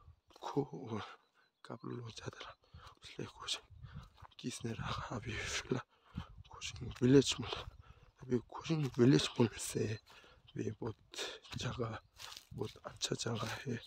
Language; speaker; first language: Hindi; non-native, local second language; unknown